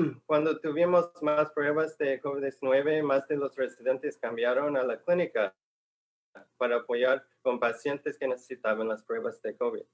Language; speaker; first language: Spanish; non-native, fluent; English